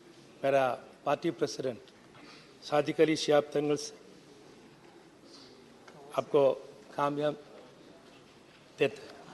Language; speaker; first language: Hindi; non-native, learner; Malayalam